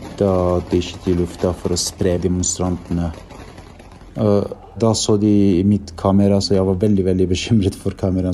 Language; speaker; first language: Norwegian; non-native, fluent; Persian